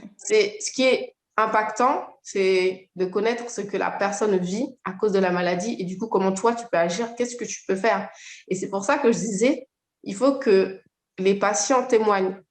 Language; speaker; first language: French; native; French